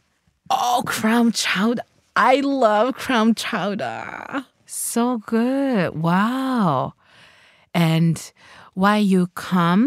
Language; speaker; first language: English; non-native, learner; Japanese